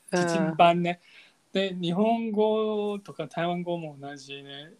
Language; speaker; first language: Japanese; non-native, fluent; Chinese